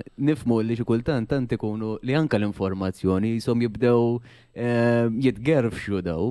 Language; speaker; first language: Maltese; native; Maltese